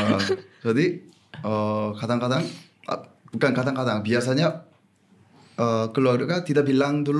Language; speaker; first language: Indonesian; non-native, fluent; Korean